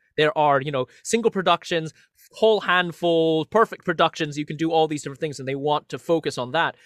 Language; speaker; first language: English; native; English